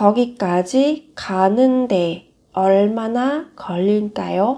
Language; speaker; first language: Korean; non-native, fluent; Vietnamese